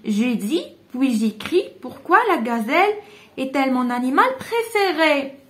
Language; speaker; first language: French; non-native, local second language; Arabic